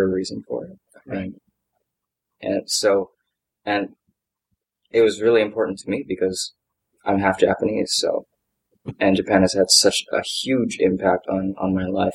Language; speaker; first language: English; native; English